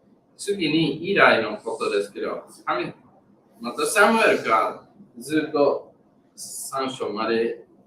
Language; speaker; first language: Japanese; non-native, learner; English